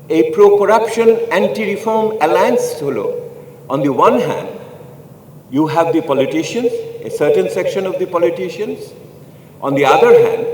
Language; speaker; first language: English; non-native, local second language; Bangla